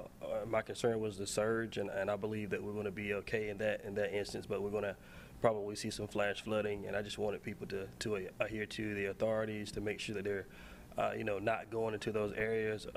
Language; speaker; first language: English; native; English